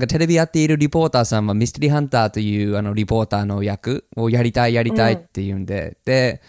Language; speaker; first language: Japanese; non-native, fluent; English